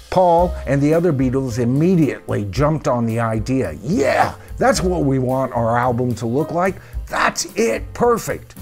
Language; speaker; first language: English; native; English